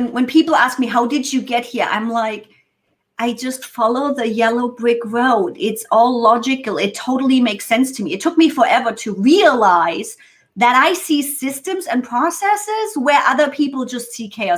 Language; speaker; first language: English; non-native, fluent; German